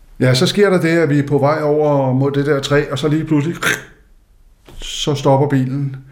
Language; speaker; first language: Danish; non-native, local second language; Faroese